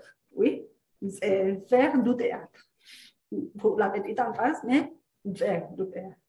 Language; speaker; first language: French; non-native, fluent; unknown